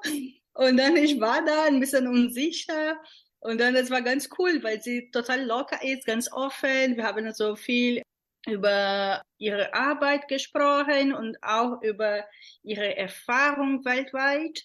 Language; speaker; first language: German; non-native, fluent; Portuguese